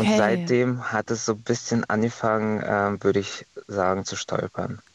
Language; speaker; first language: German; non-native, fluent; Estonian